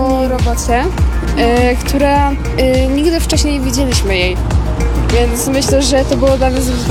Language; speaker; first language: Polish; non-native, local second language; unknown